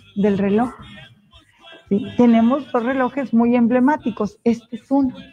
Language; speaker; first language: Spanish; native; Spanish